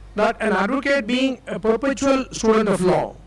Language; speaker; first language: English; non-native, local second language; Tamil